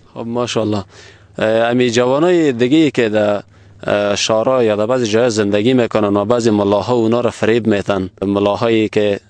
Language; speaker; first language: Persian; native; Persian